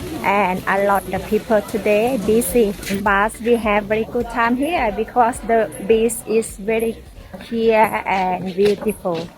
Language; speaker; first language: English; non-native, learner; Thai